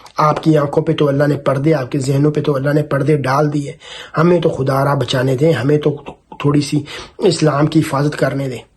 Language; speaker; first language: Urdu; non-native, local second language; Punjabi